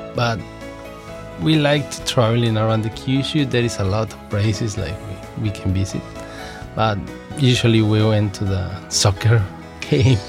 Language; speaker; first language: English; non-native, learner; Spanish